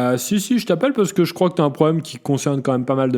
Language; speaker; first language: French; native; French